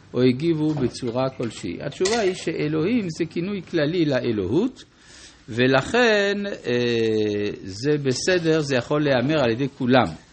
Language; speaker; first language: Hebrew; non-native, fluent; French